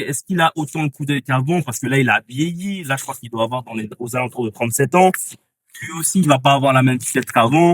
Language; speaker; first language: French; native; French